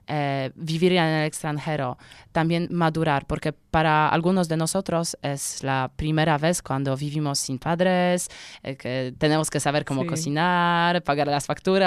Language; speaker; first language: Spanish; non-native, learner; Polish